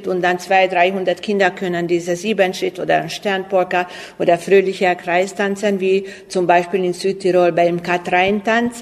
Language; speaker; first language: German; non-native, local second language; Hungarian